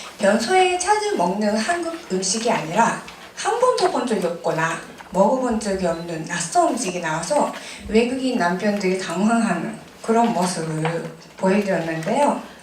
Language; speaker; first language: Korean; non-native, fluent; Japanese